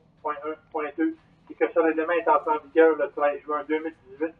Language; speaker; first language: French; native; French